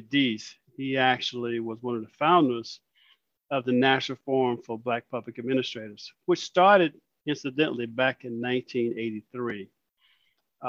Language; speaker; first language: English; native; English